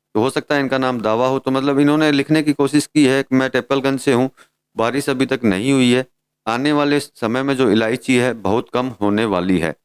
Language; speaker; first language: Hindi; native; Hindi